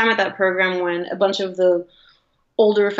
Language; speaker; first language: English; non-native, fluent; Portuguese